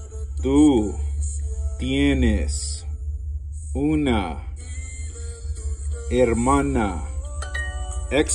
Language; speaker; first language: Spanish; non-native, learner; English